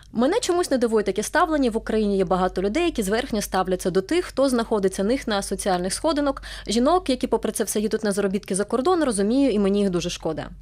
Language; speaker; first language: Ukrainian; native; Ukrainian